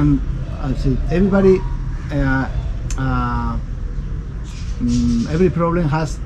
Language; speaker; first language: English; non-native, learner; Spanish